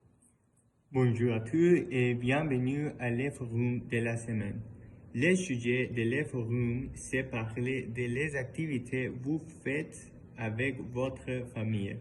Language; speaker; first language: French; non-native, learner; Spanish